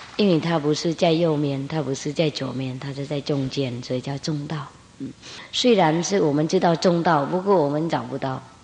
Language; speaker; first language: Chinese; non-native, fluent; Vietnamese